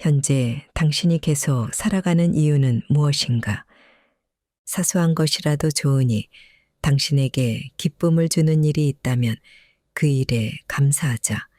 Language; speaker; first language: Korean; native; Korean